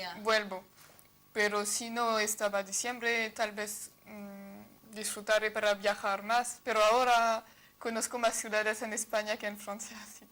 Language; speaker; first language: Spanish; non-native, fluent; French